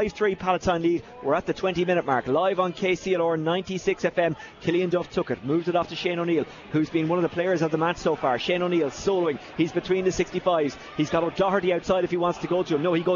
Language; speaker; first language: English; native; English